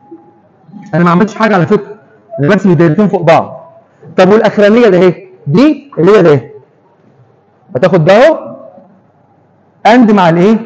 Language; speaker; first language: Arabic; native; Arabic